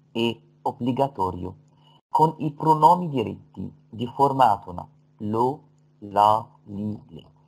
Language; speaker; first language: Italian; non-native, fluent; Arabic